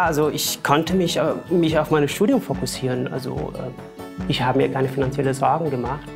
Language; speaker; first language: German; non-native, fluent; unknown